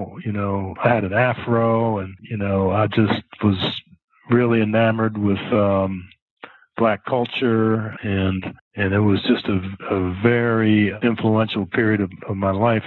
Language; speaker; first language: English; native; English